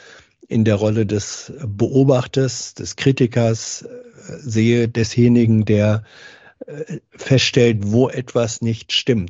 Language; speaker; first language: German; native; German